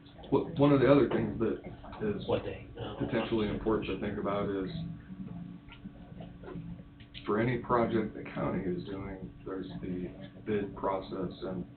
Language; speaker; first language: English; native; English